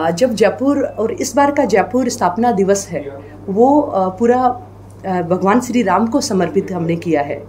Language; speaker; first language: Hindi; native; Hindi